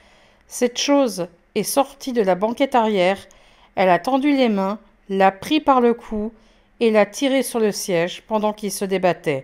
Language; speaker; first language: French; native; French